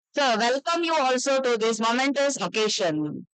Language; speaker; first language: English; non-native, local second language; Kannada